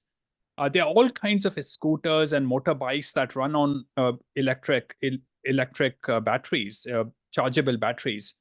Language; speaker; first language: English; non-native, fluent; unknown